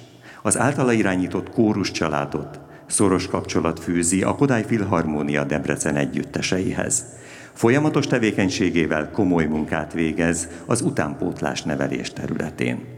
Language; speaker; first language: Hungarian; native; Hungarian